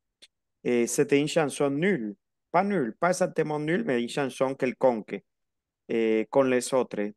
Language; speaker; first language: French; non-native, fluent; Spanish